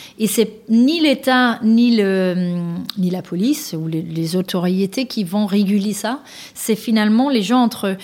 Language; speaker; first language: French; non-native, fluent; Danish